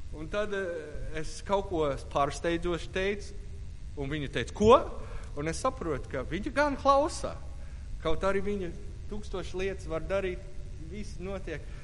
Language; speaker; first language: Latvian; non-native, fluent; English